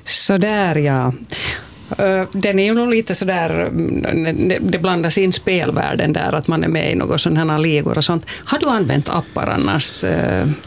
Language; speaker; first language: Swedish; native; Swedish